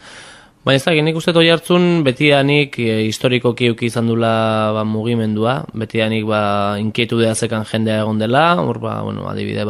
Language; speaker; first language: Basque; native; Basque